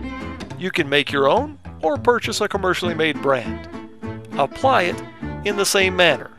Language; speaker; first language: English; native; English